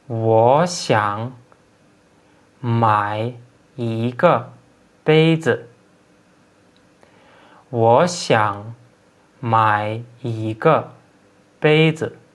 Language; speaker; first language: Chinese; non-native, fluent; Turkmen